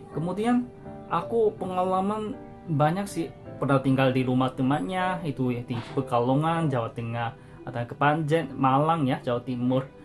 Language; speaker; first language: Indonesian; non-native, fluent; Korean